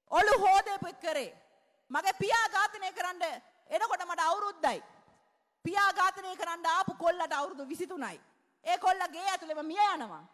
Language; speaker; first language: Sinhala; native; Sinhala